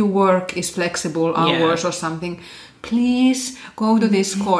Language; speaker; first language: English; non-native, fluent; Finnish